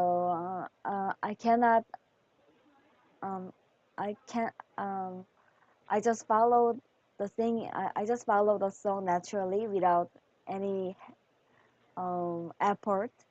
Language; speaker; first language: English; non-native, learner; Korean